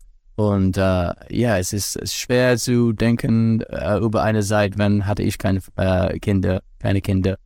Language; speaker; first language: German; non-native, learner; English